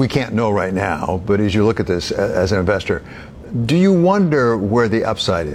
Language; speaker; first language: English; native; English